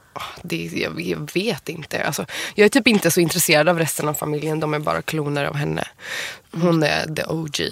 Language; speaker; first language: Swedish; native; Swedish